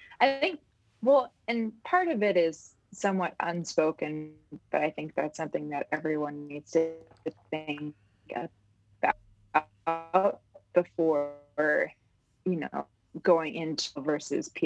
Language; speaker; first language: English; native; English